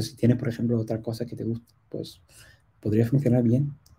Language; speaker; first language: Spanish; non-native, fluent; English